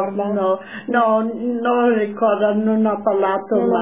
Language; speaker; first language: Italian; non-native, local second language; German